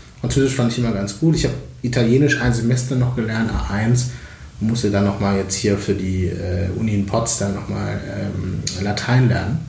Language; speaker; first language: German; native; German